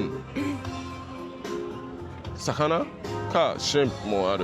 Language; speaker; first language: Japanese; non-native, learner; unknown